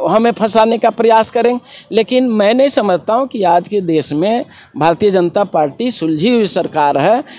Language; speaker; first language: Hindi; native; Hindi